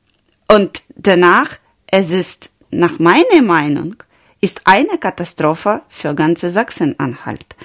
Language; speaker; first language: German; non-native, learner; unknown